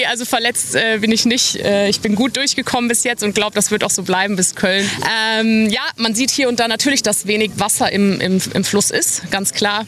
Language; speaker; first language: German; native; German